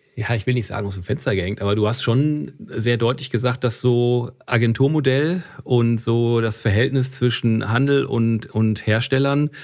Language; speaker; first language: German; native; German